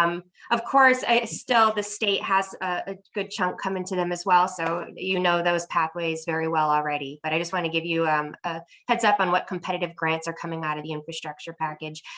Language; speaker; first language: English; native; English